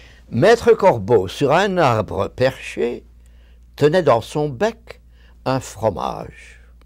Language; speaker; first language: French; early bilingual, other home language; Yiddish